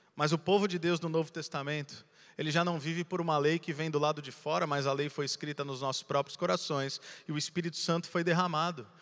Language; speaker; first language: Portuguese; native; Portuguese